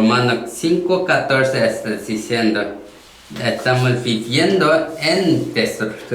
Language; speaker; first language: Spanish; non-native, learner; Korean